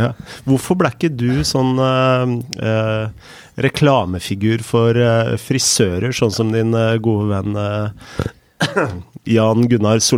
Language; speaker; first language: Norwegian; native; Norwegian